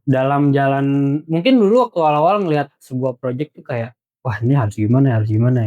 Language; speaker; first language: Indonesian; native; Indonesian